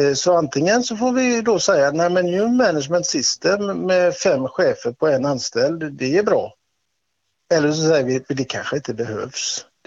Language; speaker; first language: Swedish; native; Swedish